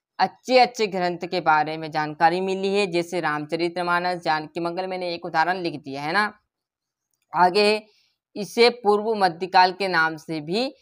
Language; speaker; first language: Hindi; native; Hindi